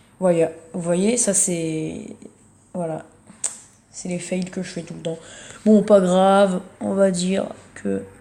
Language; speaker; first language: French; native; French